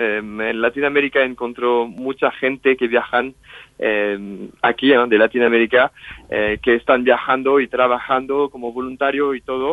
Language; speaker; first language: Spanish; non-native, fluent; French